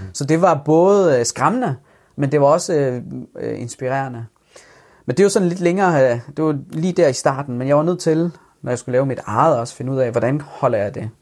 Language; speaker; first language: Danish; early bilingual, other home language; Persian